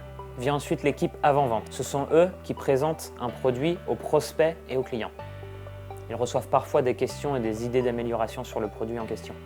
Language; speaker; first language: French; native; French